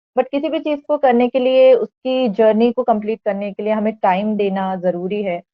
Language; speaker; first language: Hindi; non-native, local second language; Nepali